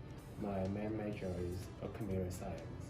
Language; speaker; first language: English; non-native, learner; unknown